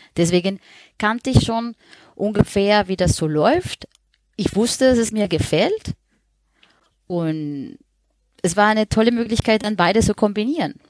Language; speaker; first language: German; non-native, fluent; Spanish